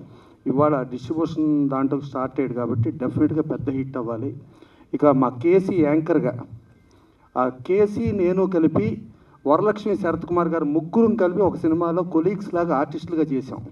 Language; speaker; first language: Telugu; native; Telugu